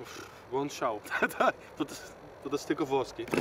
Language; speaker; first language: Polish; non-native, learner; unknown